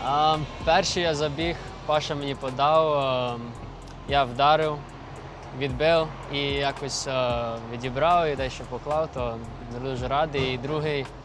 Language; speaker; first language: Ukrainian; early bilingual, other home language; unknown